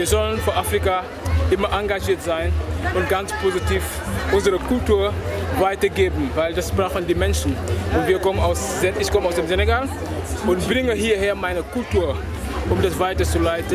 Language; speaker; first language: German; non-native, fluent; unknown